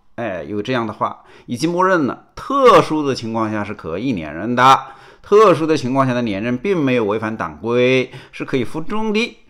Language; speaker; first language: Chinese; native; Chinese